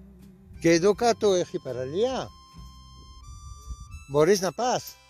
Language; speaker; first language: Greek; non-native, learner; French